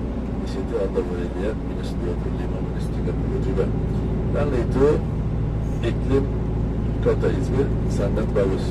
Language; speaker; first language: Indonesian; non-native, fluent; Turkish